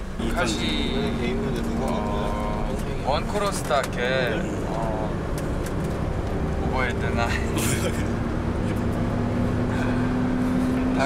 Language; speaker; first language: Japanese; non-native, learner; Korean